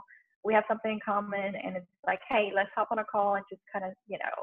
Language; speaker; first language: English; native; English